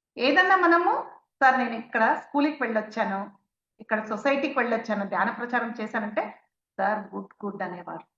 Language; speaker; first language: Telugu; native; Telugu